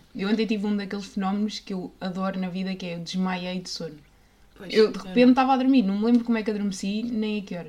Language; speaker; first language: Portuguese; native; Portuguese